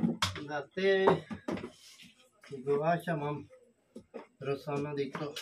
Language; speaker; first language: Filipino; non-native, learner; Urdu